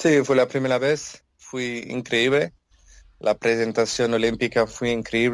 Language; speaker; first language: Portuguese; non-native, learner; French